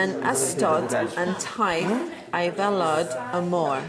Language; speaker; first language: Welsh; non-native, learner; English